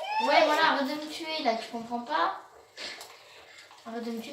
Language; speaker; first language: French; native; French